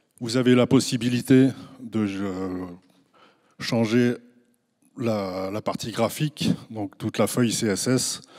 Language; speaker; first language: French; native; French